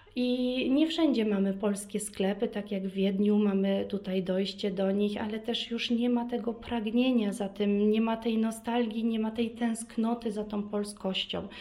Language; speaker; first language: Polish; early bilingual, heritage; Polish